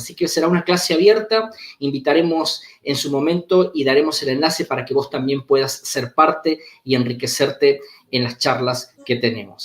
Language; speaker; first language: Spanish; native; Spanish